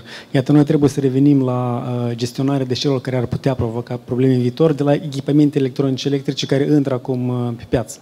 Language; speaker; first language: Romanian; native; Romanian